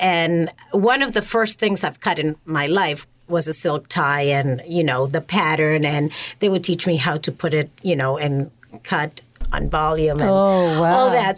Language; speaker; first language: English; non-native, fluent; Spanish